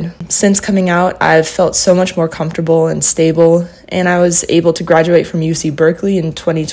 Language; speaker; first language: English; native; English